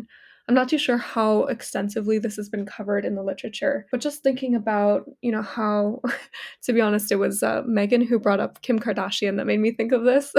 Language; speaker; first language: English; native; English